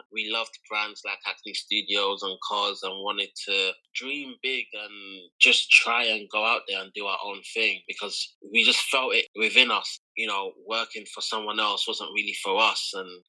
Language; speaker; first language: English; native; English